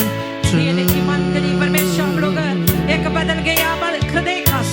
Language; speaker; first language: Hindi; non-native, local second language; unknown